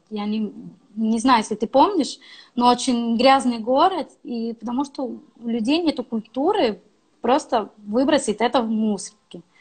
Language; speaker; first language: Russian; non-native, fluent; Spanish